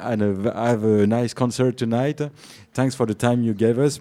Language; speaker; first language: English; non-native, fluent; French